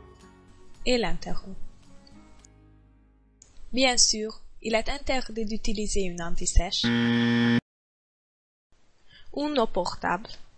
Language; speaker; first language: French; non-native, learner; Hungarian